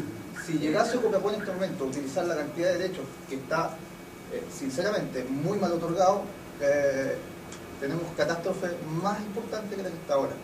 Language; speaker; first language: Spanish; native; Spanish